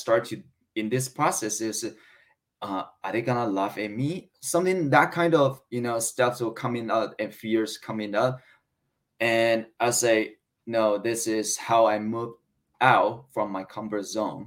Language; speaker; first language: English; non-native, learner; Chinese